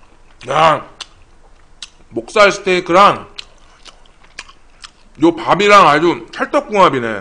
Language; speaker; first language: Korean; native; Korean